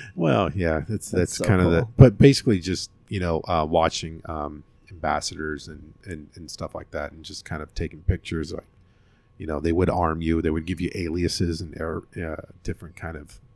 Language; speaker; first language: English; early bilingual, other home language; Hindi